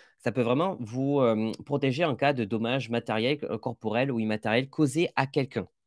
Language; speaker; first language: French; native; French